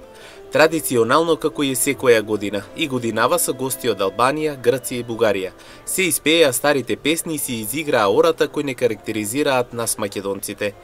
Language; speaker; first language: Macedonian; native; Macedonian